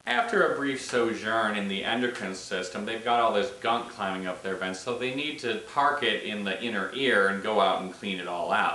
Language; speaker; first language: English; native; English